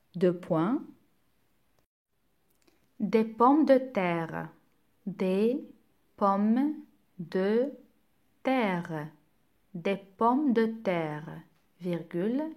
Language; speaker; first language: French; non-native, local second language; Arabic